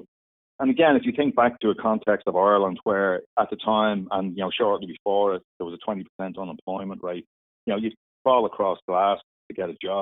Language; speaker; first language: English; native; English